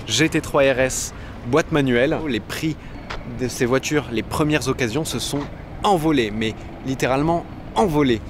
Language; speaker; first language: French; native; French